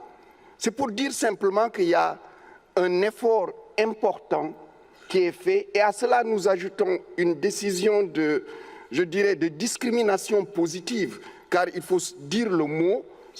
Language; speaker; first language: French; non-native, local second language; Wolof